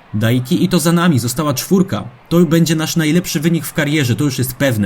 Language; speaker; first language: Polish; native; Polish